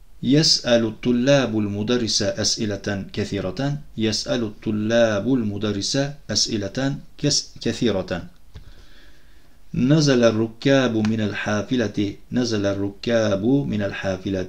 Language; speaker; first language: Arabic; non-native, fluent; Turkish